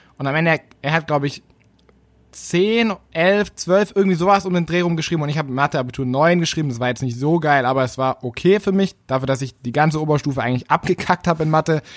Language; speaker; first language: German; native; German